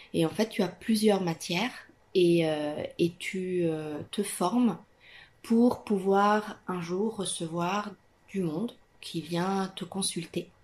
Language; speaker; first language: French; non-native, fluent; Italian